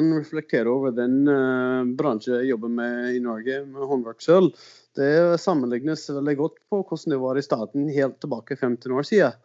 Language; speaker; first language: Norwegian; non-native, fluent; English